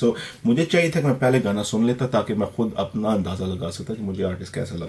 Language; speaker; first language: Urdu; early bilingual, other home language; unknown